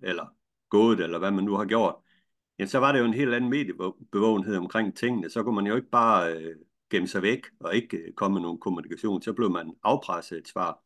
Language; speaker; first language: Danish; native; Danish